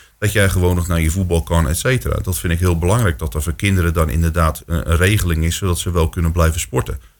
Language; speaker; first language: Dutch; native; Dutch